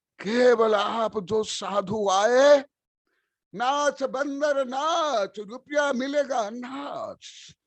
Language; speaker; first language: Hindi; non-native, local second language; Odia